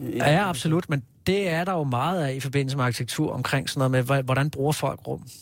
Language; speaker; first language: Danish; native; Danish